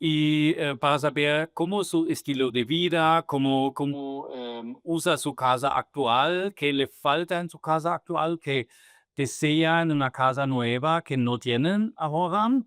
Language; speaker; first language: Spanish; non-native, fluent; German